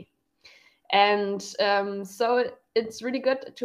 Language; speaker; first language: English; non-native, fluent; German